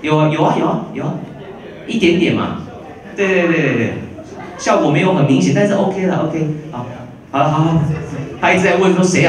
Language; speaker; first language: Chinese; native; Chinese